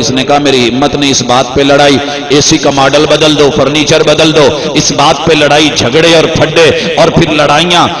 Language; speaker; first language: Urdu; non-native, local second language; Punjabi